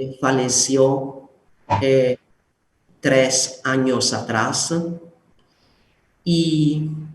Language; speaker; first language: Spanish; non-native, fluent; Italian